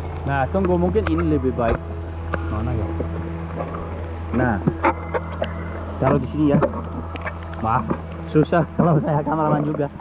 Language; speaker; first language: Indonesian; non-native, fluent; English